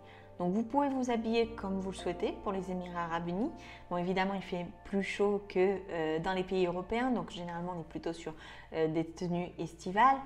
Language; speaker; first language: French; native; French